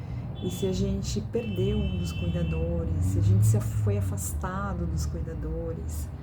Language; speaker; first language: Portuguese; native; Portuguese